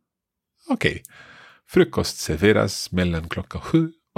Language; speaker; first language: Swedish; non-native, learner; English